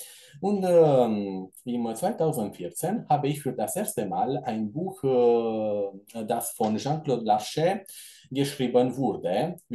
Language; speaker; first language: German; non-native, fluent; Romanian